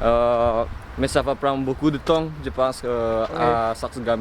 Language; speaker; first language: French; non-native, learner; Indonesian